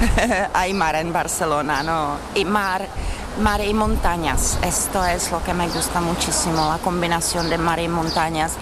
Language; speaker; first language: Spanish; non-native, learner; Czech